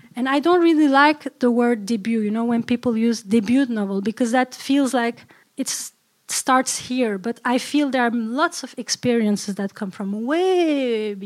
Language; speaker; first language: English; early bilingual, other home language; Turkish